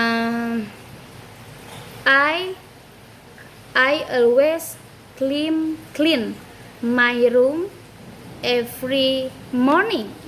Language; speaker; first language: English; non-native, fluent; Indonesian